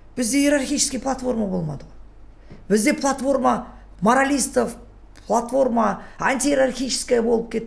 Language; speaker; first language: Russian; non-native, local second language; Kazakh